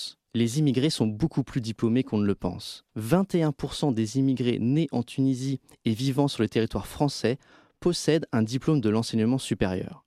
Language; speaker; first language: French; native; French